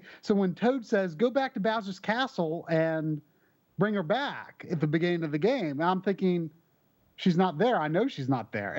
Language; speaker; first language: English; native; English